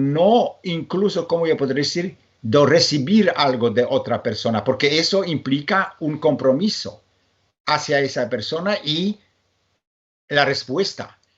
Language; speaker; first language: Spanish; non-native, fluent; Polish